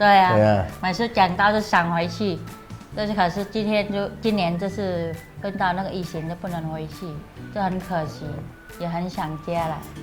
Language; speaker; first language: Chinese; non-native, learner; Vietnamese